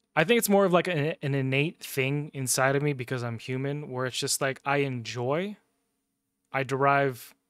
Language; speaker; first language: English; native; English